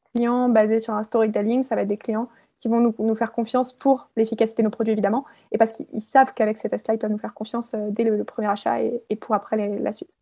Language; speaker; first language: French; native; French